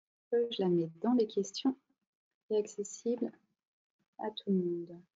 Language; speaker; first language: French; native; French